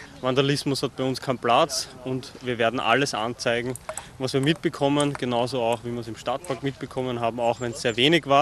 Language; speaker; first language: German; native; German